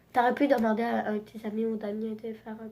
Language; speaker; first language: French; native; French